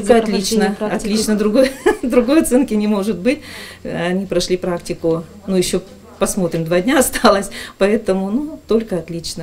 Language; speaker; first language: Russian; native; Russian